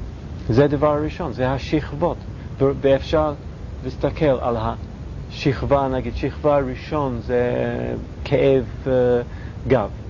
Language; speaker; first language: Hebrew; non-native, fluent; English